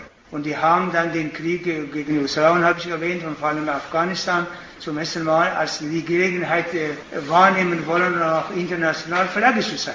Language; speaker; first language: German; non-native, fluent; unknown